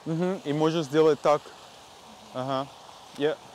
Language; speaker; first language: Russian; non-native, learner; English